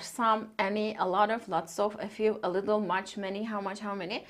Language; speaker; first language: English; non-native, fluent; Turkish